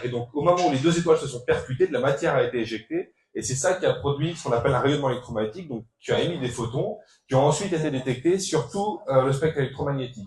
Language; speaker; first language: French; native; French